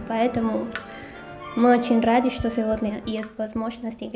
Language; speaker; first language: Russian; non-native, fluent; Spanish